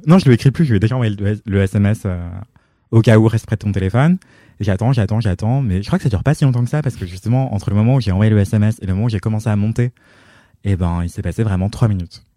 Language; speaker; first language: French; native; French